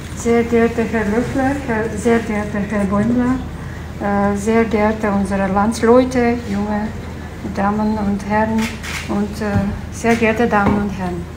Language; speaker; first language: German; non-native, fluent; Kyrgyz